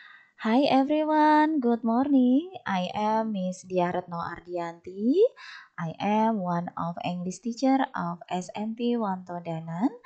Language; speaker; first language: English; non-native, fluent; Indonesian